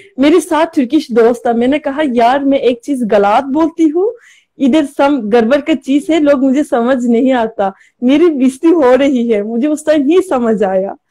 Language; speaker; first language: Hindi; non-native, learner; Turkish